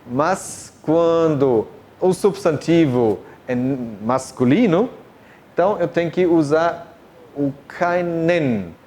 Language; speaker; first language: Portuguese; non-native, fluent; German